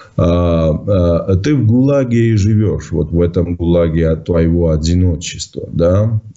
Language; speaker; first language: Russian; non-native, local second language; Georgian